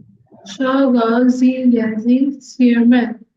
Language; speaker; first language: Chinese; non-native, learner; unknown